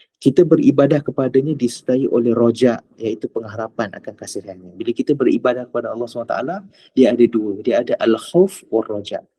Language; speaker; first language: Malay; native; Malay